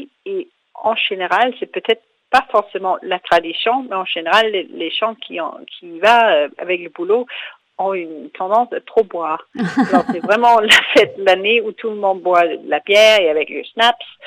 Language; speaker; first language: French; non-native, fluent; Danish